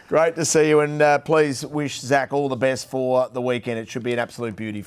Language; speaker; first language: English; native; English